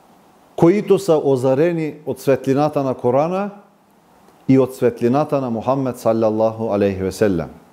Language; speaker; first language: Bulgarian; non-native, local second language; Turkish